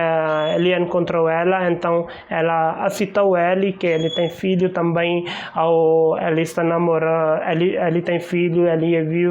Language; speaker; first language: Portuguese; non-native, learner; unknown